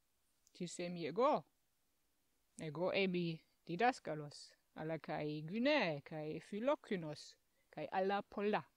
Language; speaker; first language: Greek; non-native, fluent; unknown